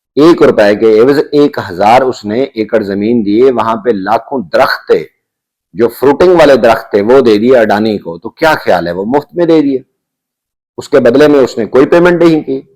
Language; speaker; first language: Urdu; non-native, local second language; Punjabi